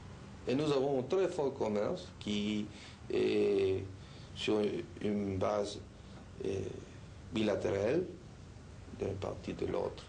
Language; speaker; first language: French; non-native, fluent; Spanish